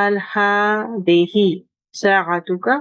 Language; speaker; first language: Arabic; non-native, fluent; Urdu